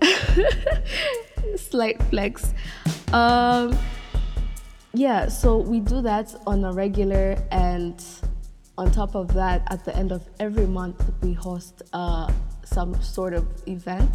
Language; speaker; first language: English; non-native, local second language; Kinyarwanda